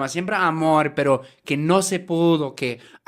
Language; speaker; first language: Spanish; non-native, fluent; German